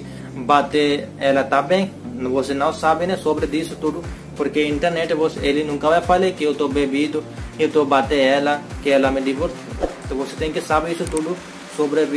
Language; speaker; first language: Portuguese; non-native, learner; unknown